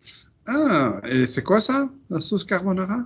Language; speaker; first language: French; non-native, fluent; Dutch